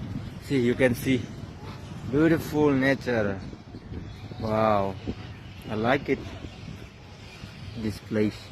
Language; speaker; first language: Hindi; non-native, local second language; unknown